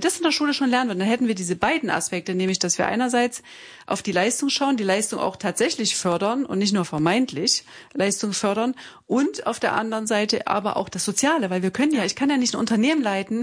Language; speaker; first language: German; native; German